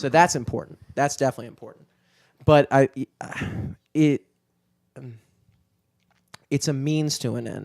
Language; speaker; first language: English; native; English